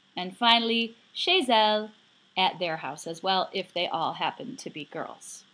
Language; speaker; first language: English; native; English